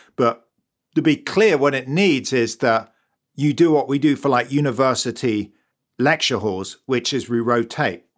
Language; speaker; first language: English; native; English